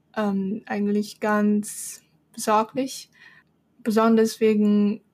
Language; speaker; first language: German; non-native, fluent; Chinese